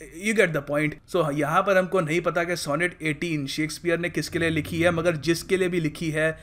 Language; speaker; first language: Hindi; native; Hindi